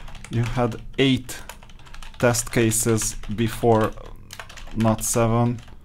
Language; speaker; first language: English; non-native, fluent; Hungarian